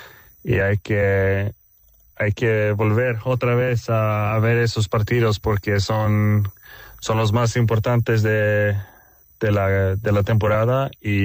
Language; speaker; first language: Spanish; non-native, fluent; Swedish